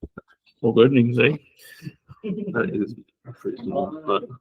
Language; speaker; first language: English; native; English